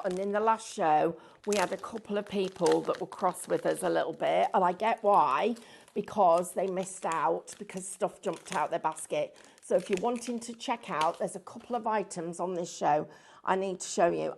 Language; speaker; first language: English; native; English